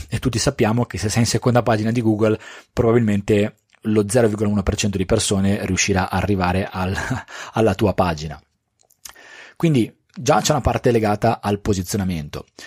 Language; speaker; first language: Italian; native; Italian